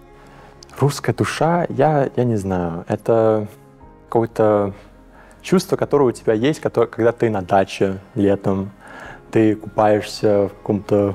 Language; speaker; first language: Russian; early bilingual, heritage; English